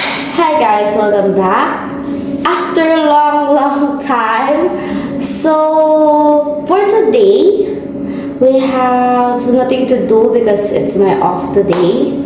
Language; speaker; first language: English; non-native, learner; Filipino